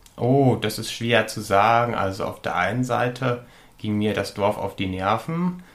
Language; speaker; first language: German; native; German